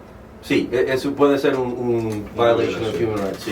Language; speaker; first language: Spanish; early bilingual, heritage; Spanish